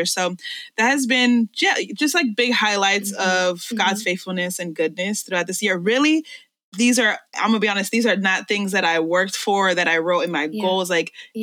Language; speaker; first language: English; early bilingual, other home language; Spanish